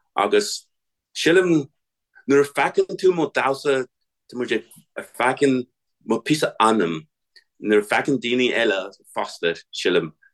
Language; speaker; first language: Irish; non-native, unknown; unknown